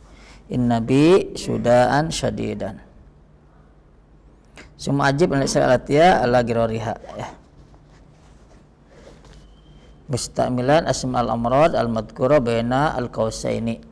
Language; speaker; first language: Arabic; non-native, fluent; Indonesian